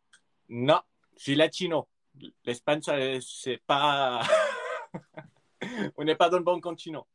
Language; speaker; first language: French; early bilingual, other home language; Spanish